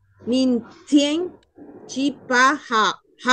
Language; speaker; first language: Chinese; non-native, learner; Spanish